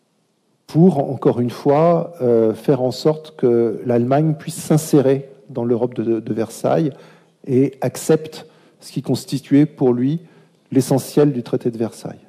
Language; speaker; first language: French; native; French